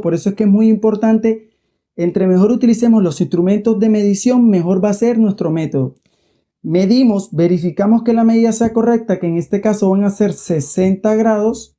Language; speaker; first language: Spanish; native; Spanish